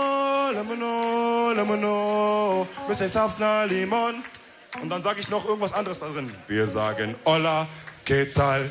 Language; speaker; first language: German; early bilingual, other home language; Wolof